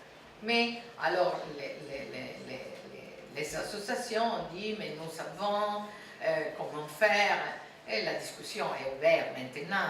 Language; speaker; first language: French; non-native, fluent; Italian